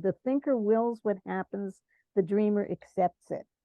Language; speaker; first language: English; native; English